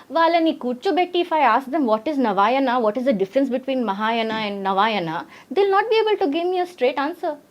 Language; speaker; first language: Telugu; early bilingual, heritage; Telugu